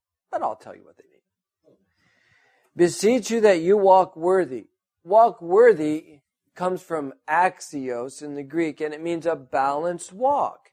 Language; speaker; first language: English; native; English